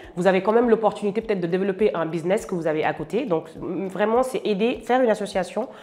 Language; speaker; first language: French; non-native, local second language; Wolof